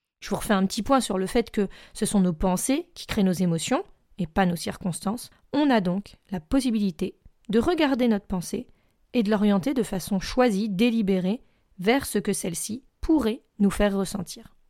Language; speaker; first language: French; native; French